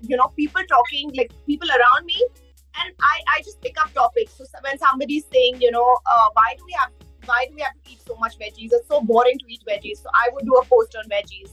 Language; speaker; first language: English; non-native, local second language; Hindi